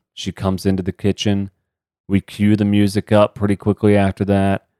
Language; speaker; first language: English; native; English